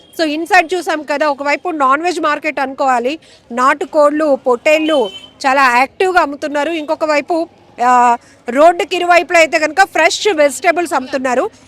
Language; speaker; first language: Telugu; native; Telugu